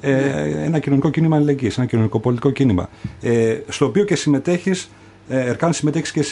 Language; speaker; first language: Greek; native; Greek